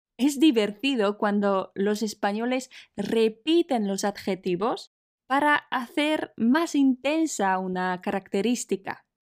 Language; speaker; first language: Spanish; non-native, fluent; Polish